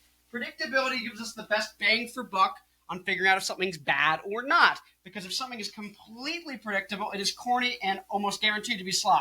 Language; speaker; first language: English; native; English